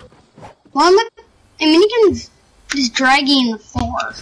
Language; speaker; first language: English; native; English